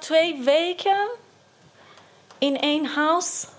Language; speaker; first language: Dutch; non-native, learner; Persian